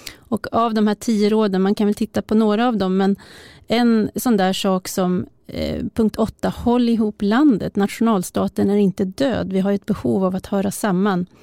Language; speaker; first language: Swedish; native; Swedish